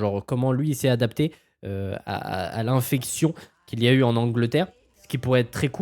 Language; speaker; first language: French; native; French